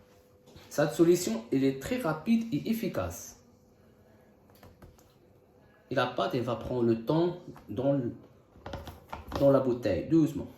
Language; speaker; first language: French; non-native, local second language; Arabic